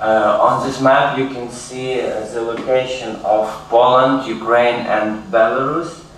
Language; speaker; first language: English; non-native, learner; Ukrainian